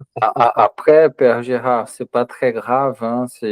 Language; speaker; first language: French; native; French